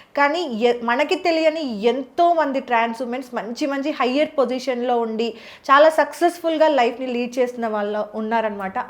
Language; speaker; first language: Telugu; native; Telugu